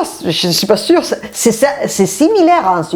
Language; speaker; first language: French; non-native, fluent; Spanish